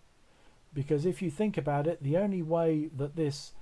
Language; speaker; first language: English; native; English